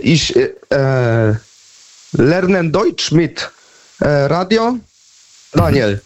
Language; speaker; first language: German; non-native, learner; Polish